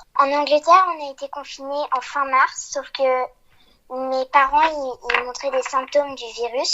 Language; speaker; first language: French; early bilingual, heritage; French